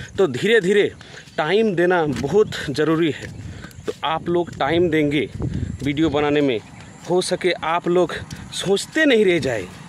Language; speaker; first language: Hindi; non-native, local second language; Bangla